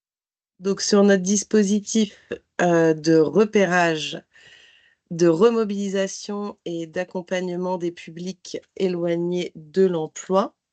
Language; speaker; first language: French; native; French